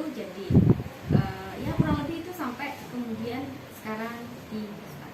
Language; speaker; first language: Indonesian; native; Indonesian